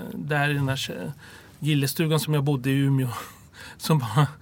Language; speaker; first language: Swedish; early bilingual, other home language; Arabic